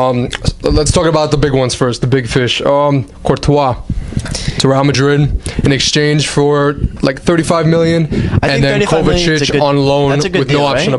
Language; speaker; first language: English; native; English